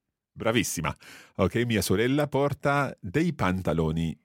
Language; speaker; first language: Italian; non-native, fluent; English